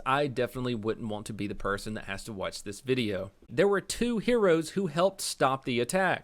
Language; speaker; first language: English; native; English